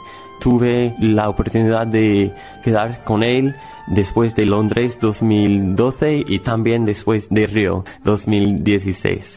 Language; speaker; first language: Spanish; non-native, fluent; English